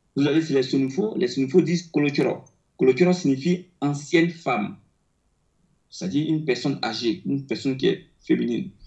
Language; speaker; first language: French; non-native, local second language; Akan